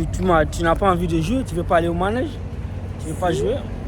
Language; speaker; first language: French; native; French